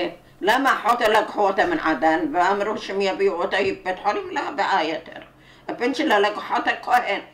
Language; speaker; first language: Hebrew; non-native, learner; Arabic